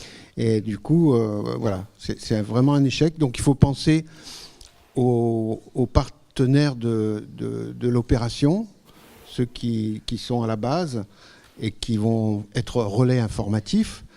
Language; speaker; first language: French; native; French